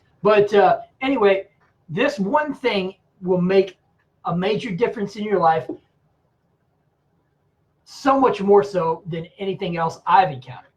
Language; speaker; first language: English; native; English